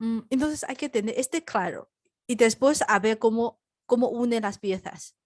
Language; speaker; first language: Spanish; non-native, learner; Chinese